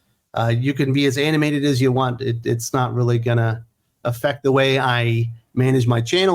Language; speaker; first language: English; native; English